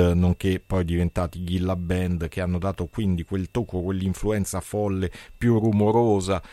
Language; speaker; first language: Italian; native; Italian